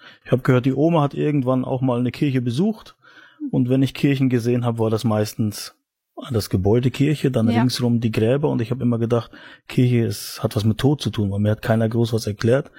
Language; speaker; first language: German; native; German